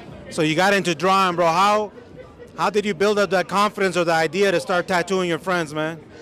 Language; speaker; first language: English; early bilingual, other home language; Spanish